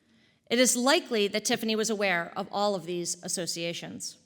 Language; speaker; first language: English; native; English